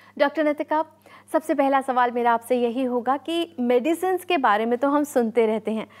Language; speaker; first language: Hindi; native; Hindi